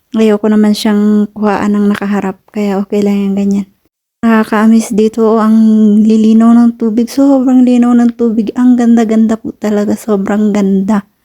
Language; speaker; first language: Filipino; non-native, local second language; Cebuano